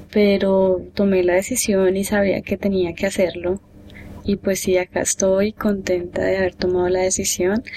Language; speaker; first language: Spanish; native; Spanish